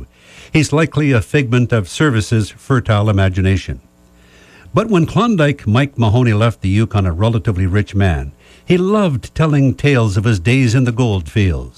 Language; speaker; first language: English; native; English